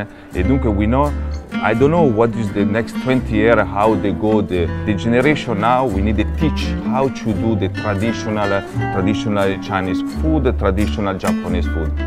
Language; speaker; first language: English; non-native, learner; Italian